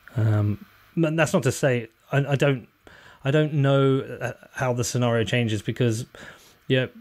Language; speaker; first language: English; native; English